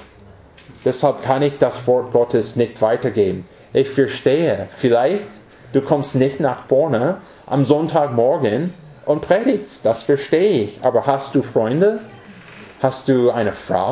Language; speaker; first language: German; non-native, fluent; English